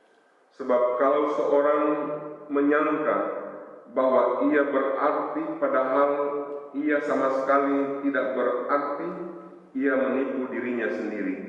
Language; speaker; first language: Indonesian; native; Indonesian